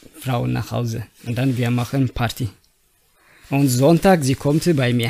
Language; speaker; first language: German; non-native, learner; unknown